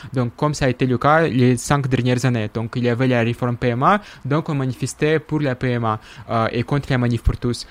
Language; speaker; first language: French; non-native, fluent; Russian